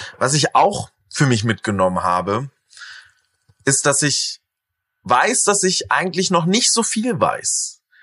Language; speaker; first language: German; native; German